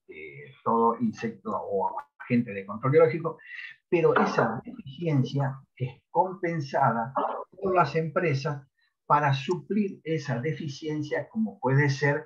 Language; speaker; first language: Spanish; native; Spanish